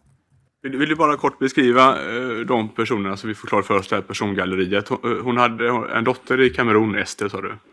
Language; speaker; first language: Swedish; native; Swedish